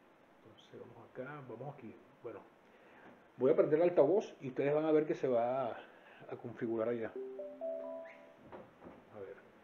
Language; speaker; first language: Spanish; native; Spanish